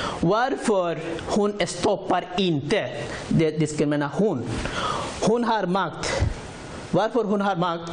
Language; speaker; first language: Swedish; non-native, learner; Rohingya